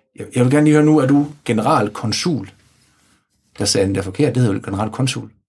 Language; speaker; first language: Danish; native; Danish